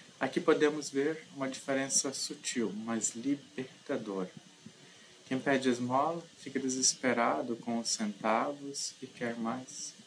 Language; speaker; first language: Portuguese; native; Portuguese